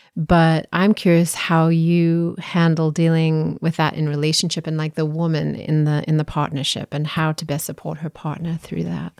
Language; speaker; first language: English; native; English